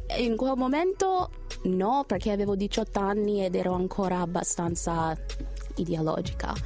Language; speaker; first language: Italian; non-native, fluent; English